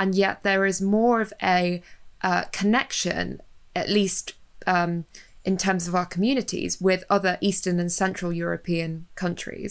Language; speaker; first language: English; native; English